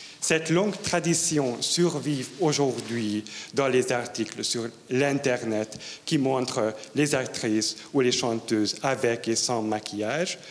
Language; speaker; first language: French; non-native, fluent; Hungarian